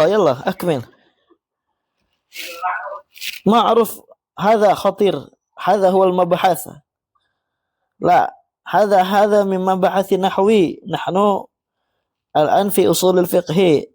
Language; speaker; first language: Arabic; non-native, fluent; Indonesian